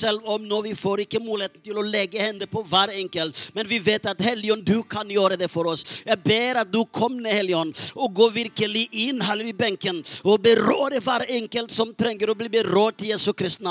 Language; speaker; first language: Norwegian; non-native, fluent; Rundi